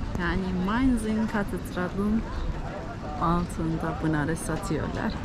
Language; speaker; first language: Turkish; non-native, fluent; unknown